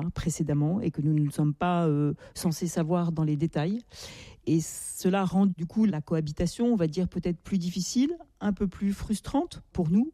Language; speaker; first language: French; native; French